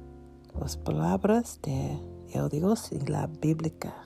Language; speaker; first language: Spanish; non-native, learner; English